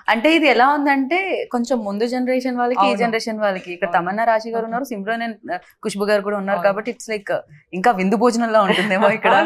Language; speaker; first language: Telugu; native; Telugu